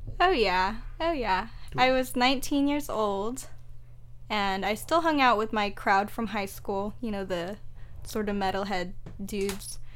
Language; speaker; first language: English; native; English